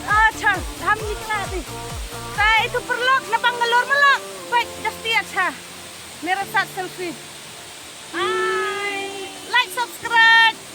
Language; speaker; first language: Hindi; non-native, local second language; Khasi